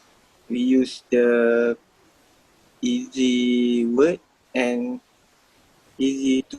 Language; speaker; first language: English; non-native, learner; Malay